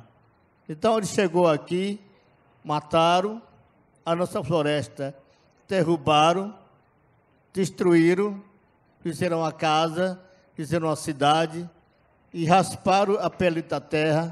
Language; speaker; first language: Portuguese; non-native, local second language; Yanomámi